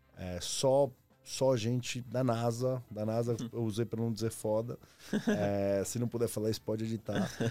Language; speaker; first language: Portuguese; early bilingual, other home language; Spanish